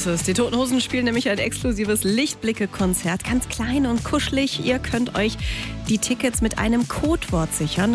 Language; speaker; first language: German; native; German